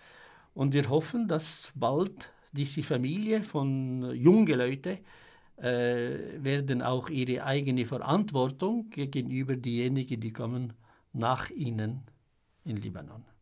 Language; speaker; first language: German; non-native, fluent; Arabic